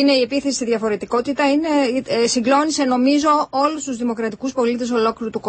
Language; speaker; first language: Greek; native; Greek